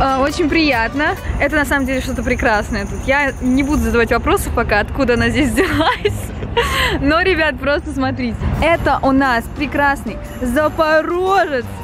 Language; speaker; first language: Russian; native; Russian